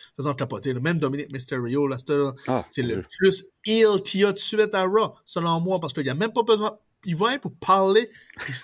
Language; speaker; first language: French; native; French